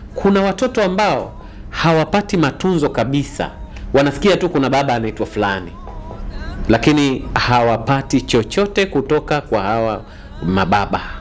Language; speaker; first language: Swahili; native; Swahili